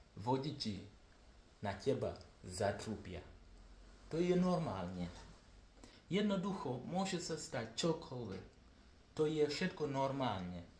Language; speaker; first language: Slovak; non-native, learner; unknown